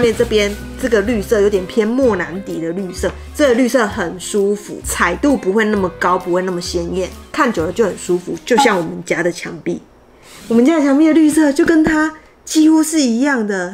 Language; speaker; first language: Chinese; native; Chinese